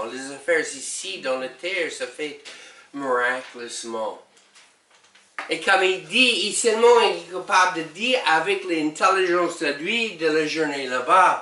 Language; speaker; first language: French; non-native, learner; English